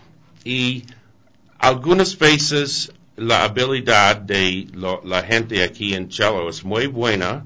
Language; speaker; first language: Spanish; non-native, learner; English